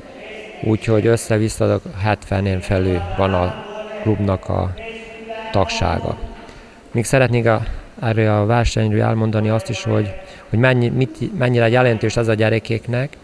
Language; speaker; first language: Hungarian; native; Hungarian